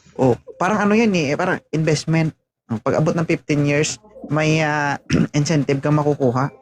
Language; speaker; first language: Filipino; native; Filipino